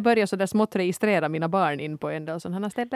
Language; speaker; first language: Swedish; native; Swedish